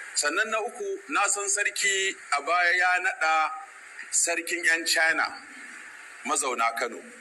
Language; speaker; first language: Hausa; native; Hausa